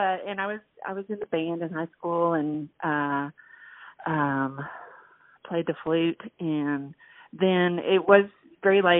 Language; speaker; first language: English; native; English